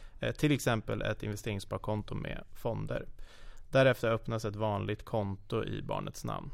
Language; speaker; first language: Swedish; native; Swedish